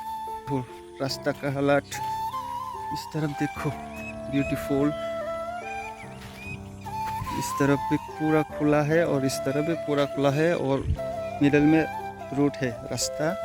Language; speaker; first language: Hindi; non-native, local second language; Kok Borok